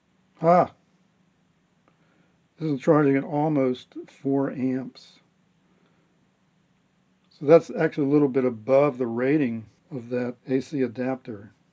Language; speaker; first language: English; native; English